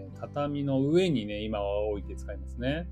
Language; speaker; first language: Japanese; native; Japanese